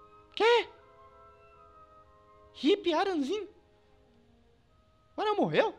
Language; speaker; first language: Portuguese; native; Portuguese